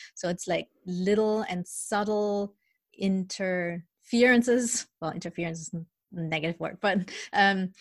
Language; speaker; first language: English; early bilingual, other home language; German